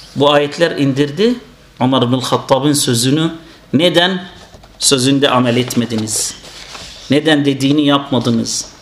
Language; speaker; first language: Turkish; non-native, fluent; Arabic